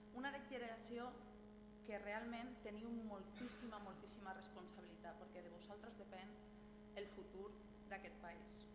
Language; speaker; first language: Catalan; non-native, local second language; Spanish